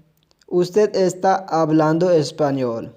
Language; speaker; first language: Spanish; non-native, fluent; Urdu